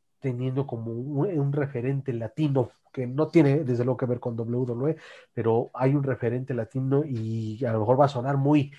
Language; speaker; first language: Spanish; native; Spanish